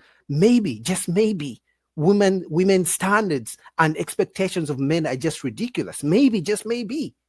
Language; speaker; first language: English; native; English